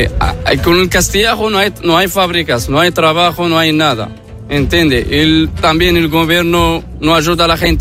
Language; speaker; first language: Spanish; non-native, learner; Arabic